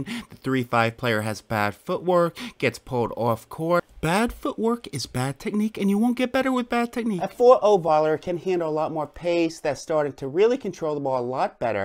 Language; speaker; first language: English; native; English